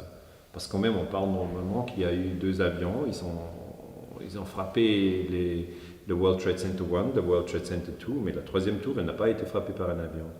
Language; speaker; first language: French; non-native, fluent; German